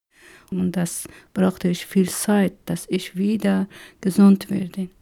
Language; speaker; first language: German; non-native, learner; Persian